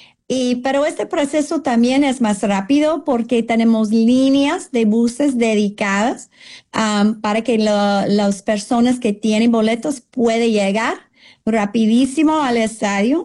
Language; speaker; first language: Spanish; non-native, fluent; English